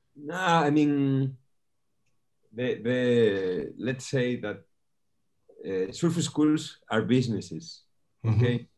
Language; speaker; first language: English; non-native, fluent; Spanish